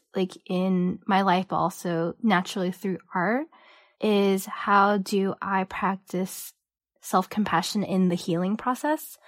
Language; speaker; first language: English; early bilingual, other home language; Cantonese